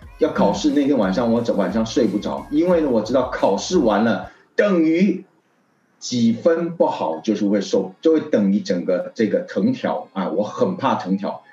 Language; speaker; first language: Chinese; native; Chinese